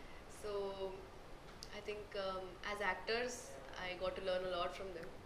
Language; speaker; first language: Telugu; non-native, local second language; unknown